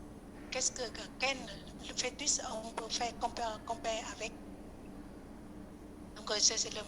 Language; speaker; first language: French; non-native, learner; Vietnamese